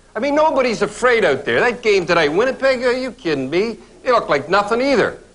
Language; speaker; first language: English; native; English